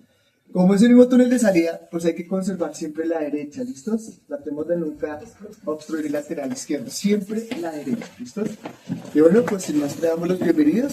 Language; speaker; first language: Spanish; native; Spanish